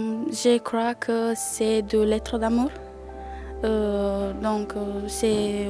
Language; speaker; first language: French; non-native, learner; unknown